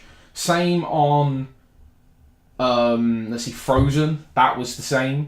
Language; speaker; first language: English; native; English